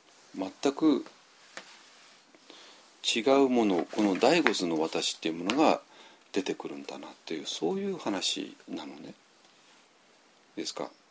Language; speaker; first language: Japanese; native; Japanese